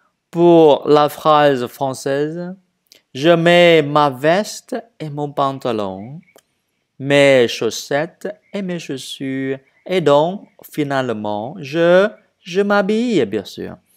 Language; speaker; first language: French; non-native, fluent; Vietnamese